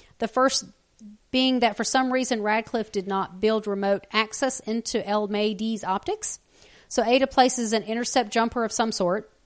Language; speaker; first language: English; native; English